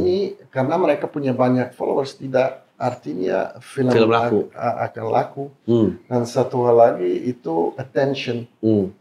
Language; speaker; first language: Indonesian; non-native, fluent; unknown